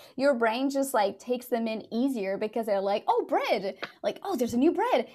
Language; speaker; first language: English; non-native, fluent; Portuguese